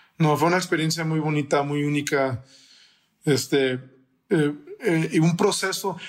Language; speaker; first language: Spanish; early bilingual, heritage; Spanish